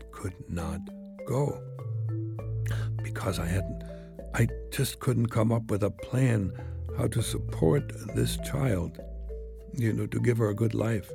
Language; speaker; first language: English; non-native, fluent; German